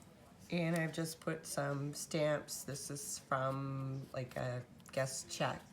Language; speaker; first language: English; native; English